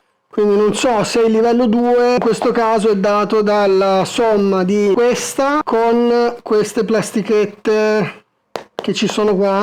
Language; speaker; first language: Italian; native; Italian